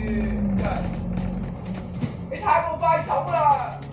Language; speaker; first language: Cantonese; native; Cantonese